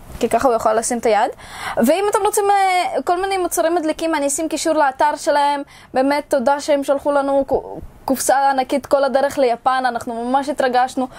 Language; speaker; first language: Hebrew; early bilingual, other home language; Russian